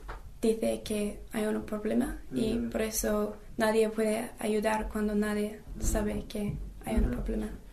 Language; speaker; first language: Spanish; non-native, learner; English